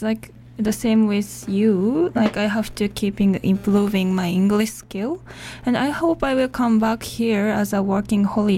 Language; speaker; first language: English; non-native, learner; Japanese